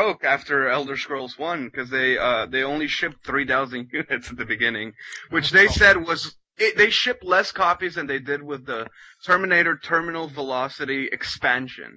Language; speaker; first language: English; non-native, fluent; Spanish